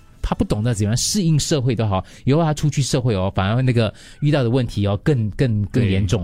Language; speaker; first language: Chinese; native; Chinese